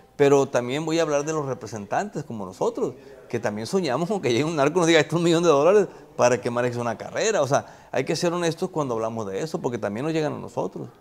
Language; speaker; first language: Spanish; native; Spanish